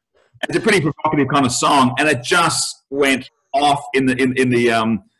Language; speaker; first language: English; native; English